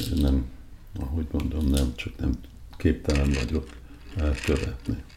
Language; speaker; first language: Hungarian; early bilingual, heritage; Hungarian